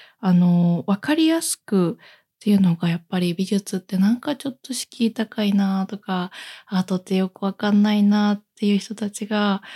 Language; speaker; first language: Japanese; native; Japanese